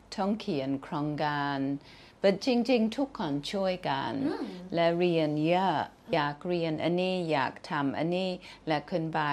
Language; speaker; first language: Thai; non-native, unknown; English